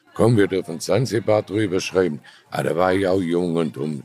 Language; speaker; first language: German; native; German